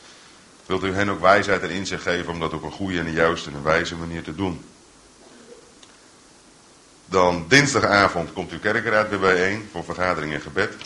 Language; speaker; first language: Dutch; native; Dutch